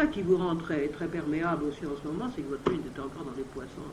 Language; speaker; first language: French; native; French